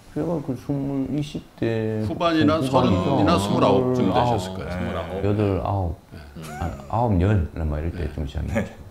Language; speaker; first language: Korean; native; Korean